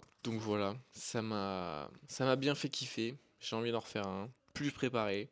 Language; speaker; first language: French; native; French